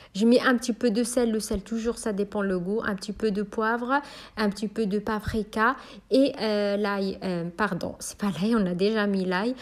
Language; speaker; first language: French; non-native, local second language; Arabic